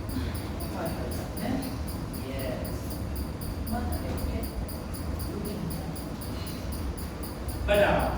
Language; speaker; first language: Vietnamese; non-native, learner; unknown